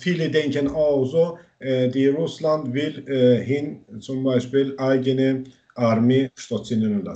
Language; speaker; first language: German; non-native, learner; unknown